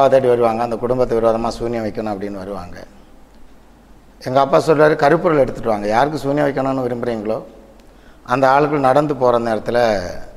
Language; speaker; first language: Tamil; native; Tamil